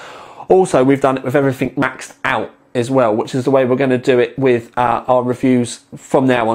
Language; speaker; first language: English; native; English